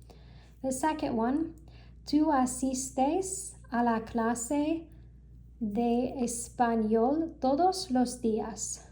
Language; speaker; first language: Spanish; non-native, learner; English